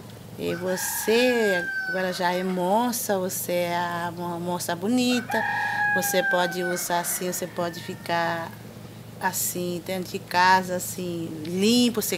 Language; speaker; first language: Portuguese; non-native, local second language; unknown